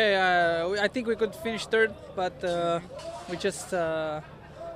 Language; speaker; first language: English; non-native, fluent; Italian